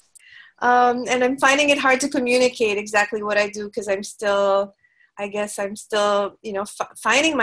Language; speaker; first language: English; non-native, local second language; Filipino